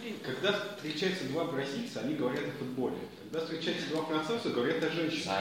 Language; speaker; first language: Russian; native; Russian